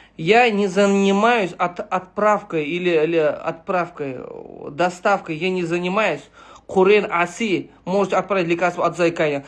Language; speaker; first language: Russian; non-native, local second language; Uzbek